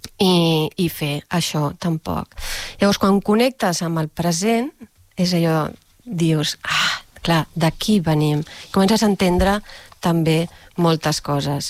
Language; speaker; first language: Catalan; native; Catalan